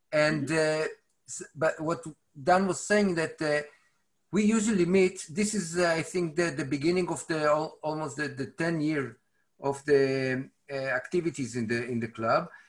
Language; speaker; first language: English; non-native, fluent; Hebrew